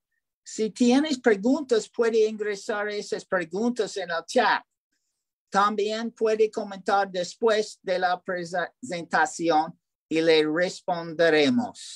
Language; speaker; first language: Spanish; non-native, learner; English